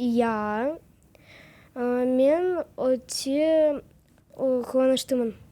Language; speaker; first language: Kazakh; non-native, local second language; Russian